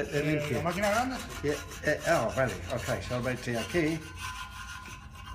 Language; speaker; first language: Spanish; non-native, learner; English